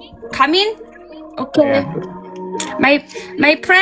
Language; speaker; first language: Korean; non-native, learner; Thai